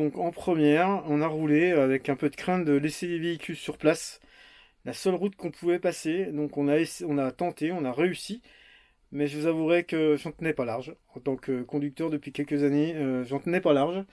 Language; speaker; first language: French; native; French